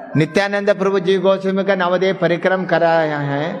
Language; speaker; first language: Hindi; non-native, local second language; Kannada